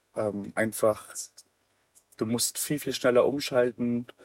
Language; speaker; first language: German; native; German